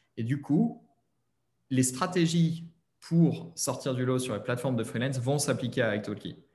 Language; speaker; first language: French; native; French